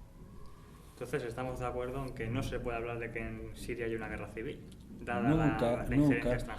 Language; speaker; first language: Spanish; native; Spanish